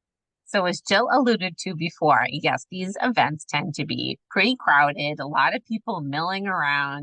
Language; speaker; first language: English; native; English